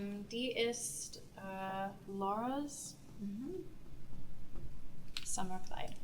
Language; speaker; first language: German; non-native, learner; English